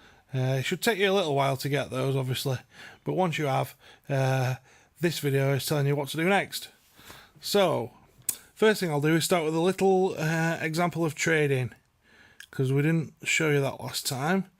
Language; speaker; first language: English; native; English